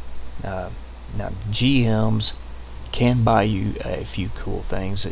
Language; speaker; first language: English; native; English